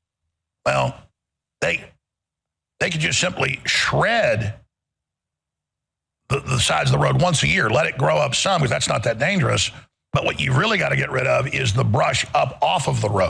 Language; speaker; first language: English; native; English